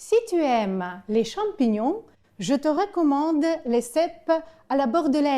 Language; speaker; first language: French; non-native, fluent; Ukrainian